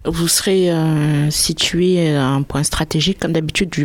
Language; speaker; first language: French; native; French